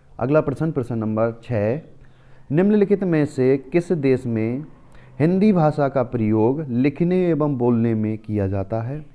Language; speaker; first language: Hindi; native; Hindi